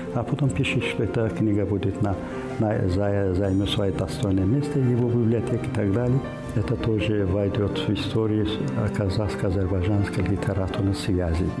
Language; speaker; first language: Russian; non-native, local second language; Azerbaijani